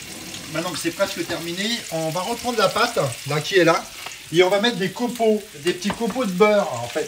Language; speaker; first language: French; native; French